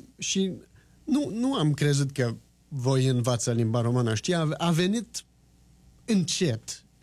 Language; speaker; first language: Romanian; non-native, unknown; French